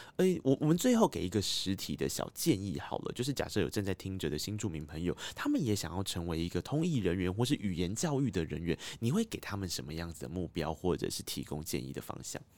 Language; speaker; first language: Chinese; native; Chinese